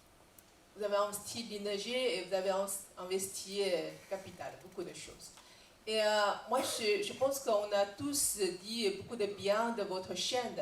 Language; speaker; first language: French; non-native, fluent; Chinese